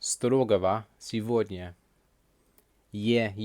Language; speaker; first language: Russian; non-native, fluent; English